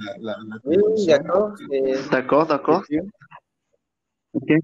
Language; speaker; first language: French; non-native, learner; Spanish